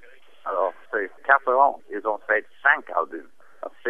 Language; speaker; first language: French; non-native, fluent; English